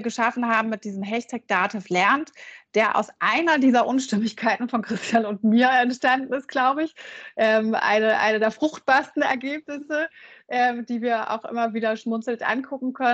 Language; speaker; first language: German; native; German